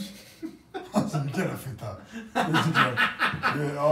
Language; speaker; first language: Swedish; early bilingual, other home language; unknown